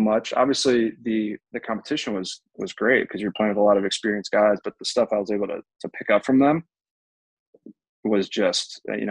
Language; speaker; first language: English; native; English